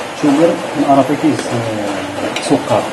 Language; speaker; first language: English; non-native, learner; Arabic